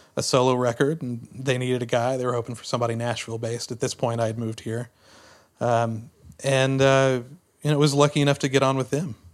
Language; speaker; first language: English; native; English